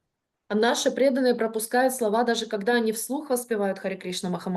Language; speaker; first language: Russian; native; Russian